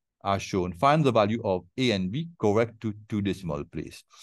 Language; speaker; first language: English; non-native, local second language; Morisyen